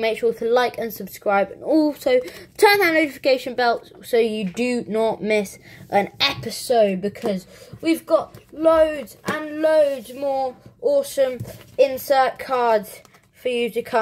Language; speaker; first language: English; native; English